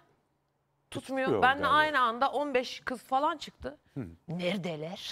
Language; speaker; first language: Turkish; native; Turkish